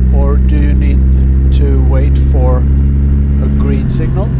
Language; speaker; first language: English; non-native, fluent; Swedish